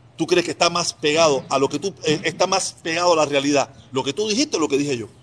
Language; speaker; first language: Spanish; native; Spanish